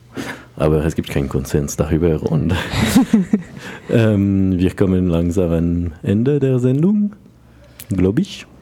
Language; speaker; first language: German; non-native, learner; French